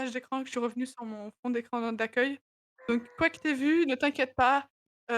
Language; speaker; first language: French; native; French